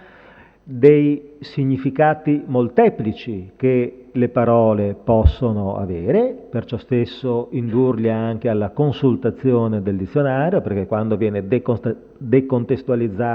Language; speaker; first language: Italian; native; Italian